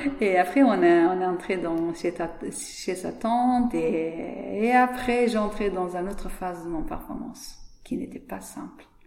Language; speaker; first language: French; non-native, learner; Persian